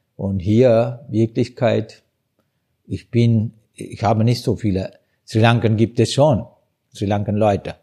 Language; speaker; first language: German; non-native, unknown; Sinhala